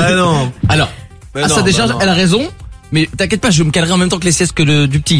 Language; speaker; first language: French; native; French